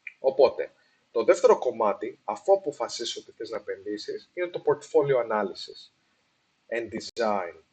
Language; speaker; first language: Greek; early bilingual, heritage; Greek